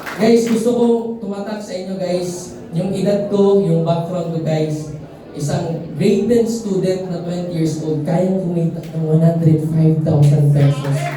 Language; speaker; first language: Filipino; non-native, local second language; Cebuano